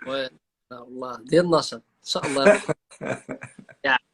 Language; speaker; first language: Arabic; native; Arabic